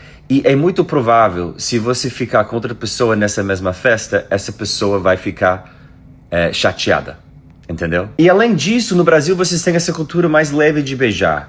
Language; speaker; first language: Portuguese; non-native, fluent; English